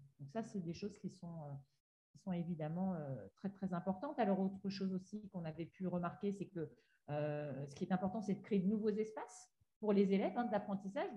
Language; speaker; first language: French; native; French